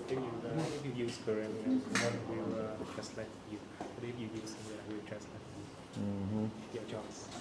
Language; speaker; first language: English; non-native, learner; Vietnamese